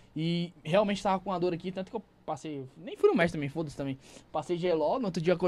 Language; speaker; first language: Portuguese; native; Portuguese